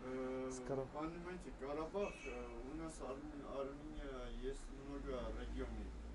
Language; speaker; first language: Russian; non-native, learner; Armenian